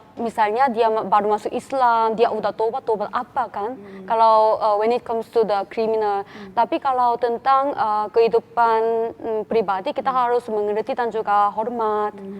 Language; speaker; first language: Indonesian; non-native, fluent; Korean